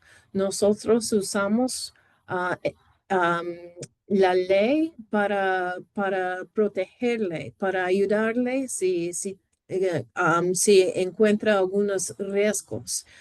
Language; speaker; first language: Spanish; non-native, fluent; English